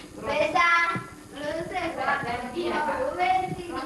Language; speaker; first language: Italian; native; Italian